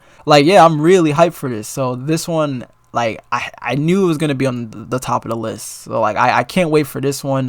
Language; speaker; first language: English; native; English